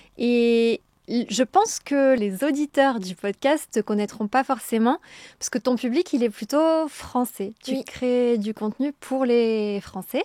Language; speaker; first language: French; native; French